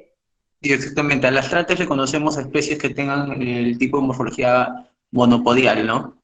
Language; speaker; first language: Spanish; native; Spanish